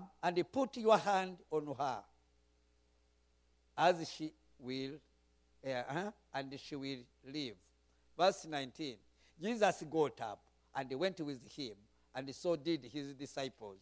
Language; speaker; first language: English; non-native, local second language; Kinyarwanda